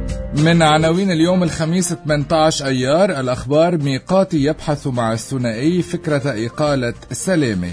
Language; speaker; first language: Arabic; native; Arabic